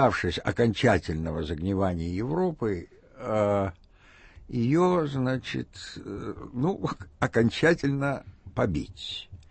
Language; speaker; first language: Russian; native; Russian